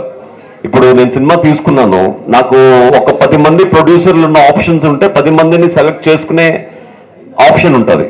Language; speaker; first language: Telugu; native; Telugu